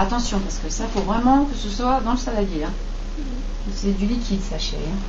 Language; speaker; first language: French; native; French